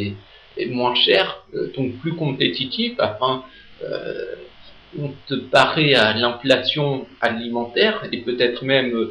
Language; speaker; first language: French; native; French